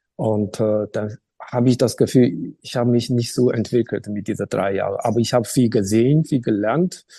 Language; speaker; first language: German; non-native, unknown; Chinese